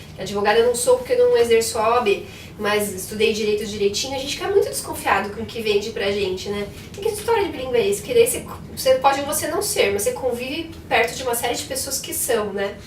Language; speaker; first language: Portuguese; native; Portuguese